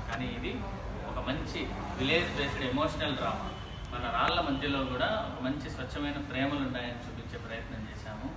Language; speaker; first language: Telugu; native; Telugu